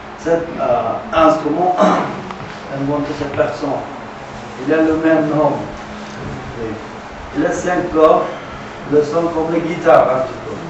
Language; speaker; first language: French; non-native, learner; Uzbek